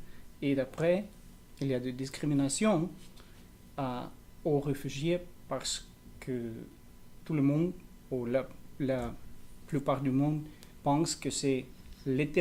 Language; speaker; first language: French; non-native, learner; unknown